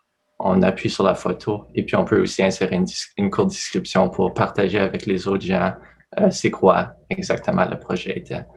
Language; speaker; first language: French; native; French